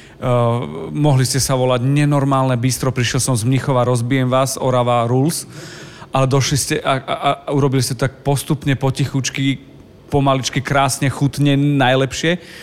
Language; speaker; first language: Slovak; native; Slovak